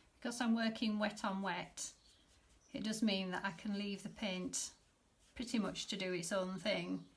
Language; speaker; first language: English; native; English